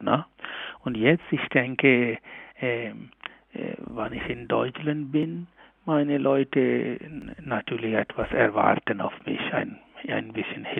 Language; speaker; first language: German; non-native, learner; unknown